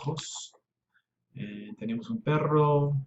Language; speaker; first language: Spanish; non-native, fluent; English